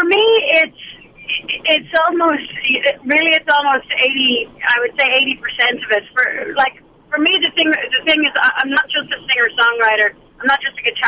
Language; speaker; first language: English; native; English